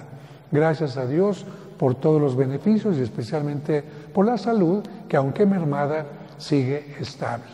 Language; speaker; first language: Spanish; native; Spanish